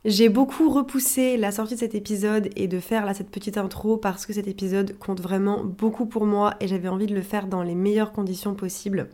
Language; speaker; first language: French; native; French